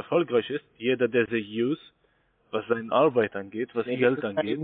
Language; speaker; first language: German; non-native, fluent; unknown